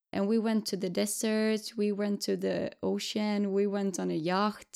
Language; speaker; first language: English; non-native, fluent; Swedish